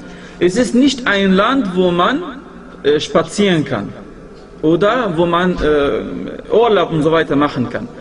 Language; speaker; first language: German; non-native, fluent; Arabic